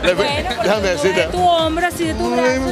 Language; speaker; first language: Spanish; native; Spanish